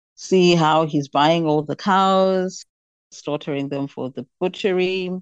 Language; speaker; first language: English; non-native, local second language; Xhosa